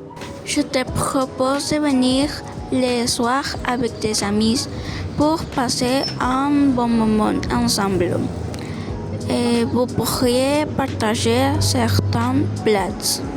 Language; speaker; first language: French; non-native, learner; Spanish